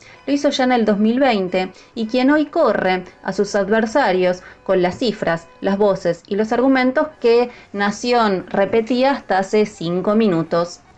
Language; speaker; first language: Spanish; native; Spanish